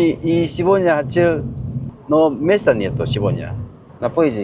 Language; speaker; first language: Russian; non-native, learner; Korean